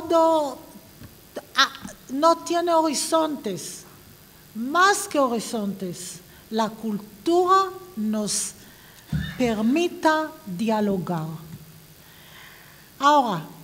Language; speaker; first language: Spanish; non-native, fluent; Hebrew